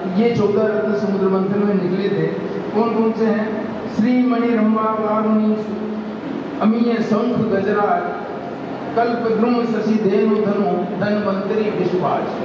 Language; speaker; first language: Hindi; native; Hindi